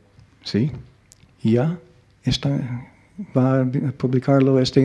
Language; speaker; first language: Spanish; non-native, fluent; English